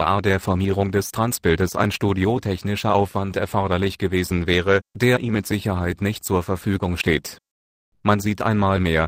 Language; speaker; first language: German; native; German